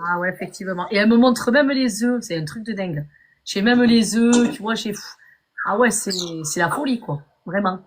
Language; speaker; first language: French; native; French